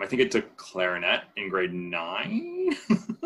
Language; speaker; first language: English; non-native, fluent; Spanish